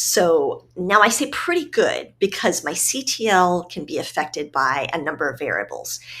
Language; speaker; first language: English; native; English